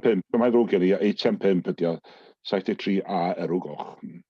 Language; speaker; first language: Welsh; native; Welsh